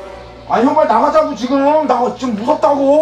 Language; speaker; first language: Korean; native; Korean